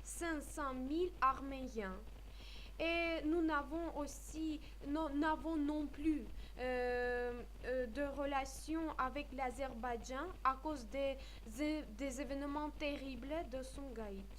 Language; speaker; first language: French; non-native, fluent; Armenian